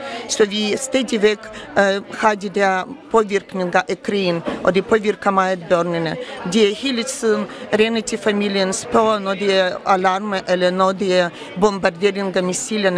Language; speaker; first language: Danish; non-native, fluent; Ukrainian